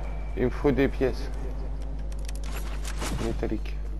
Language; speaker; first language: French; native; French